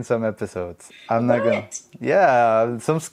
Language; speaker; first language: English; non-native, fluent; Spanish